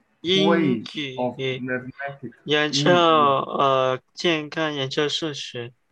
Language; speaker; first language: Chinese; early bilingual, heritage; Chinese